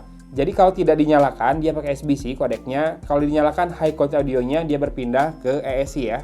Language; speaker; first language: Indonesian; native; Indonesian